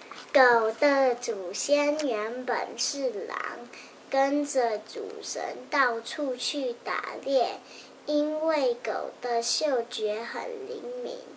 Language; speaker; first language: Chinese; native; Chinese